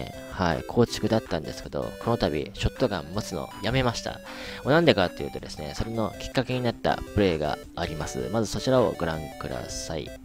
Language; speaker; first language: Japanese; native; Japanese